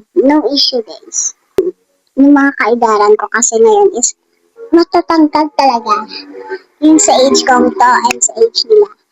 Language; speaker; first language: Filipino; non-native, local second language; Hiligaynon